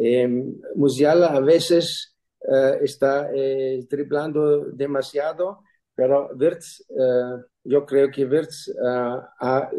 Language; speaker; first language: Spanish; non-native, fluent; German